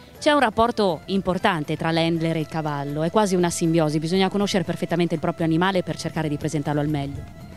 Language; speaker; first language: Italian; native; Italian